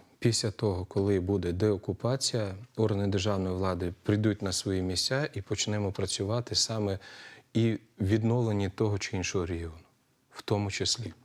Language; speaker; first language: Ukrainian; native; Ukrainian